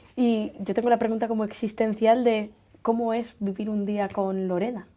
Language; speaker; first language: Spanish; native; Spanish